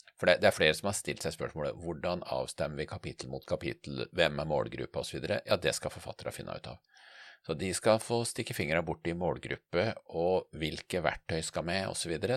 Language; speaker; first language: Norwegian; native; Norwegian